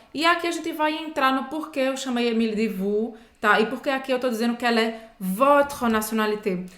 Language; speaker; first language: Portuguese; native; Portuguese